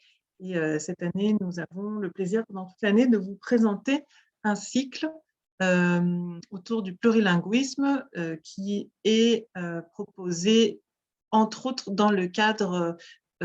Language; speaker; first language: French; native; French